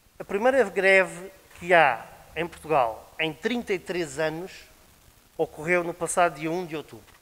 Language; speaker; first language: Portuguese; native; Portuguese